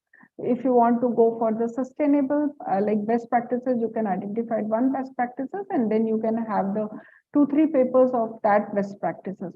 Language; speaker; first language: English; non-native, local second language; Hindi